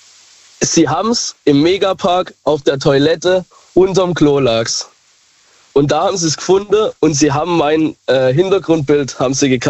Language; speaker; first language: German; native; German